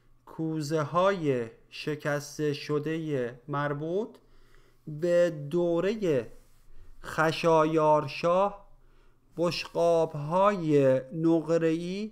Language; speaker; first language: Persian; native; Persian